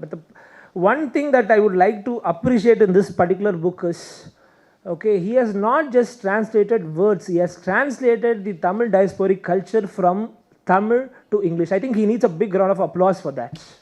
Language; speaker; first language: English; non-native, local second language; Tamil